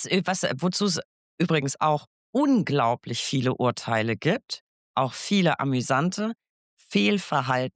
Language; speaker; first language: German; native; German